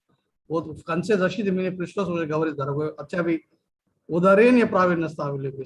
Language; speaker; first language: Russian; native; Russian